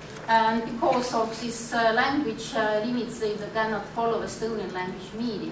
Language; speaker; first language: English; non-native, fluent; Estonian